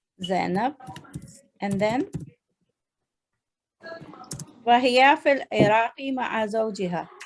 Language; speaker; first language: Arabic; non-native, fluent; Urdu